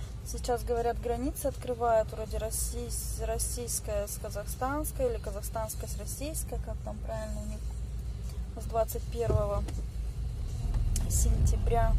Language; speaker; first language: Russian; native; Russian